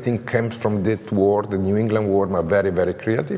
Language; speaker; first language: English; non-native, learner; Italian